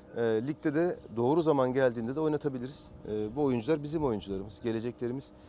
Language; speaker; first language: Turkish; native; Turkish